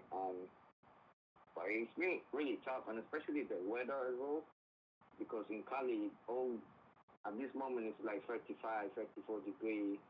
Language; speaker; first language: English; non-native, fluent; Spanish